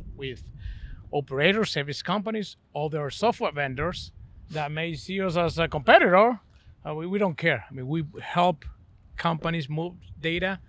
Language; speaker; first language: English; non-native, fluent; Spanish